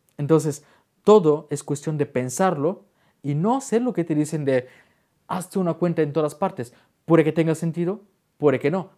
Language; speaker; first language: Spanish; non-native, fluent; Bulgarian